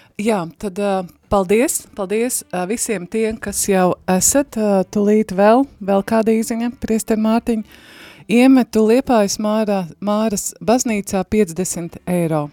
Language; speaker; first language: Latvian; native; Latvian